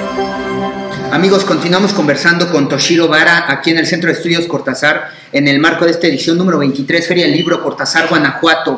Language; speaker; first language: Spanish; native; Spanish